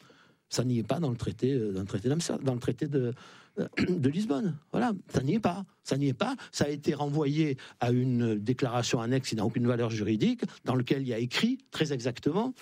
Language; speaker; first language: French; native; French